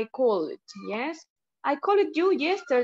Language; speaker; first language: English; non-native, learner; Spanish